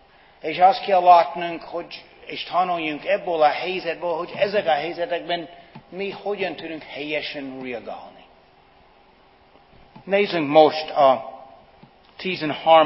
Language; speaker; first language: Hungarian; non-native, fluent; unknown